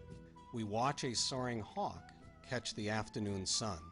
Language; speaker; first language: English; native; English